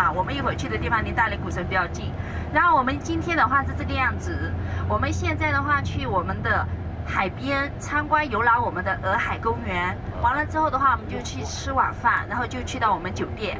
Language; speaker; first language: Chinese; native; Chinese